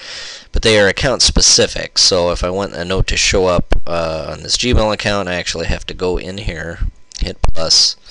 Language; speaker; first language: English; native; English